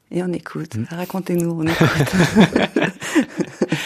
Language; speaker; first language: French; native; French